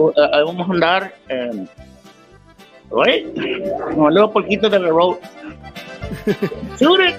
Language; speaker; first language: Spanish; early bilingual, heritage; Spanish